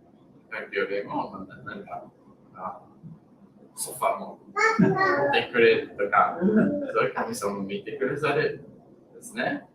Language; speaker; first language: Japanese; non-native, learner; English